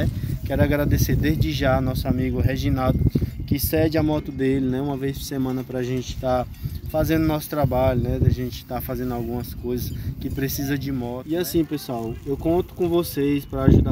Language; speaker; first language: Portuguese; native; Portuguese